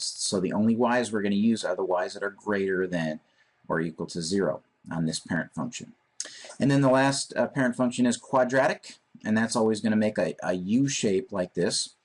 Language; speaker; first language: English; native; English